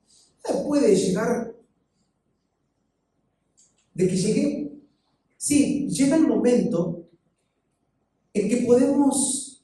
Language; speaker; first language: Spanish; native; Spanish